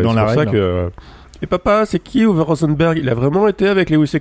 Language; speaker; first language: French; native; French